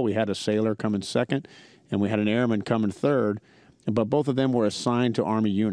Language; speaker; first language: English; native; English